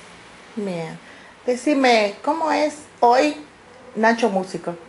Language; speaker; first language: Spanish; native; Spanish